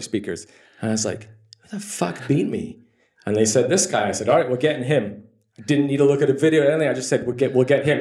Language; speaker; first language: English; native; English